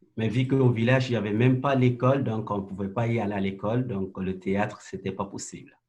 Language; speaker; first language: French; non-native, local second language; Bambara